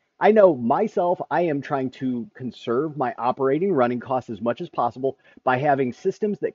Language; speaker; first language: English; native; English